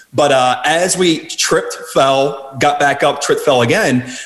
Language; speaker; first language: English; native; English